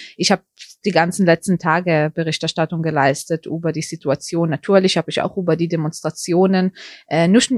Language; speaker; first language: German; early bilingual, heritage; German